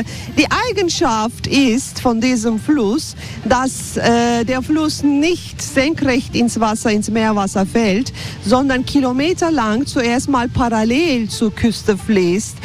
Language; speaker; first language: German; non-native, fluent; Turkish